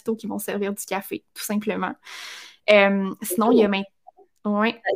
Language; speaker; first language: French; native; French